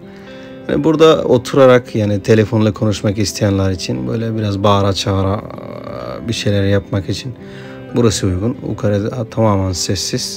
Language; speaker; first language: Turkish; non-native, fluent; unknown